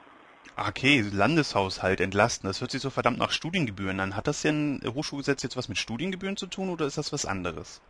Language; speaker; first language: German; native; German